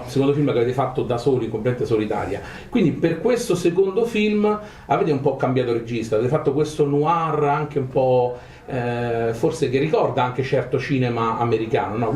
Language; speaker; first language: Italian; native; Italian